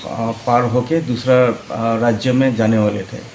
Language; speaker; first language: Hindi; non-native, local second language; Assamese